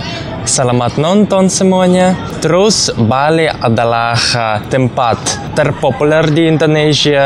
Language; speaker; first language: Indonesian; non-native, learner; Russian